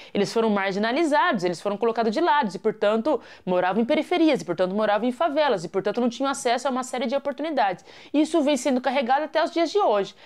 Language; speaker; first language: Portuguese; native; Portuguese